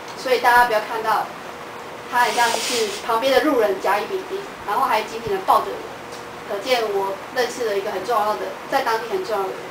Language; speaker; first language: Chinese; native; Chinese